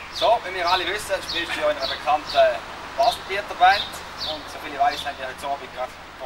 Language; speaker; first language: German; native; German